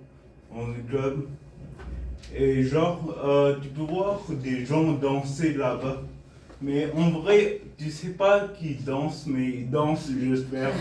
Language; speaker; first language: French; non-native, fluent; Bulgarian